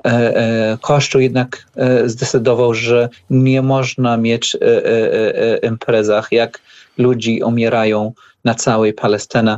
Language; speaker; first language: Polish; non-native, learner; Arabic